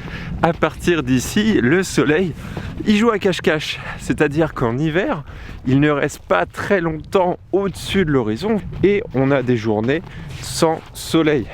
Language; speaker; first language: French; native; French